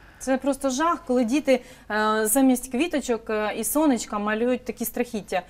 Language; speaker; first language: Ukrainian; native; Ukrainian